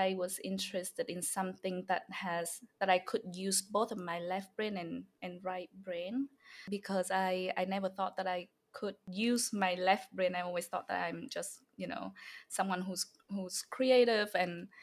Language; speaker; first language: English; non-native, fluent; Vietnamese